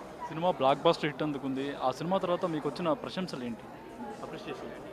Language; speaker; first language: Telugu; native; Telugu